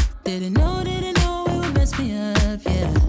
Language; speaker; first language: English; native; English